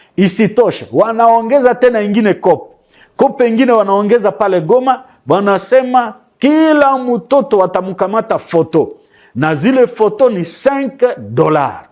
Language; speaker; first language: Swahili; native; Swahili